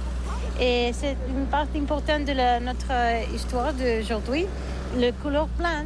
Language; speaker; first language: French; non-native, learner; Catalan